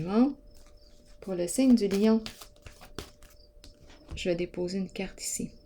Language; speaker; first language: French; native; French